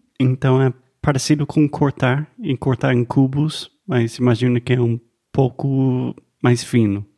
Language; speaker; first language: Portuguese; non-native, fluent; English